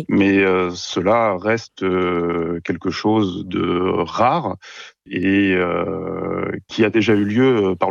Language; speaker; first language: French; native; French